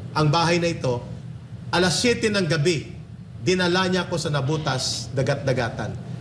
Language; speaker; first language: Filipino; non-native, local second language; Hiligaynon